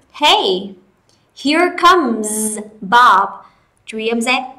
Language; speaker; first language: English; non-native, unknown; Vietnamese